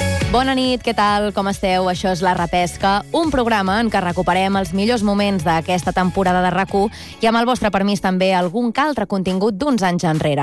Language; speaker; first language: Catalan; native; Catalan